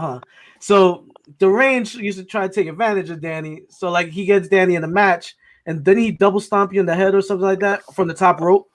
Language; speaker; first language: English; native; English